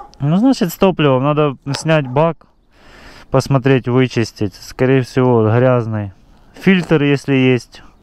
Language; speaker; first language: Russian; native; Russian